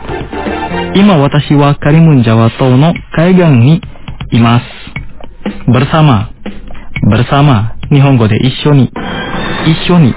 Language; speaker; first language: Japanese; non-native, fluent; Indonesian